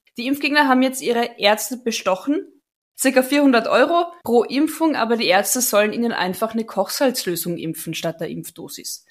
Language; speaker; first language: German; native; German